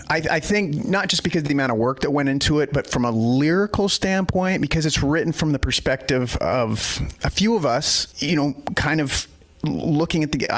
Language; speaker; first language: English; native; English